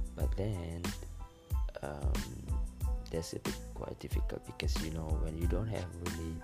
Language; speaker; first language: English; non-native, fluent; Malay